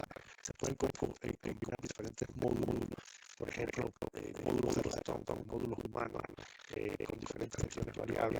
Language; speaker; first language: Spanish; native; Spanish